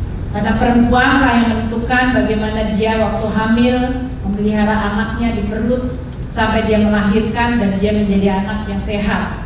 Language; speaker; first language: Indonesian; native; Indonesian